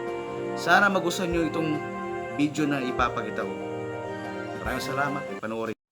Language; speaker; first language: Filipino; native; Filipino